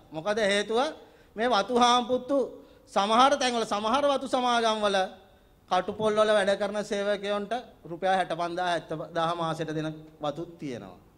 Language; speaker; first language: Sinhala; native; Sinhala